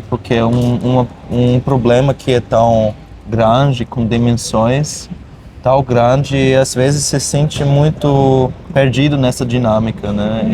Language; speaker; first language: Portuguese; non-native, fluent; German